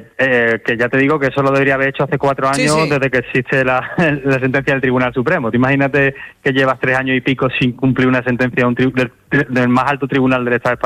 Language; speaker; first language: Spanish; native; Spanish